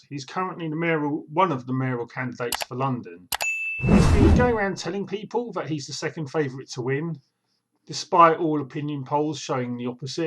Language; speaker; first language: English; native; English